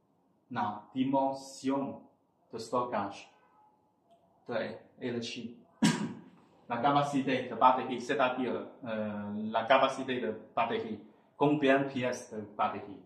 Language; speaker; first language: French; non-native, fluent; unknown